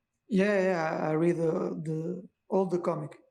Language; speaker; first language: English; non-native, learner; Portuguese